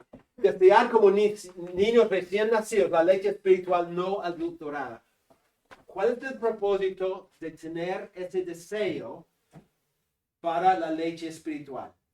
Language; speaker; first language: Spanish; non-native, fluent; English